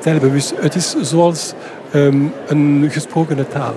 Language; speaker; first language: Dutch; non-native, fluent; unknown